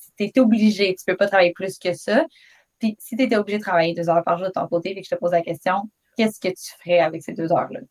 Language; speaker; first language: French; native; French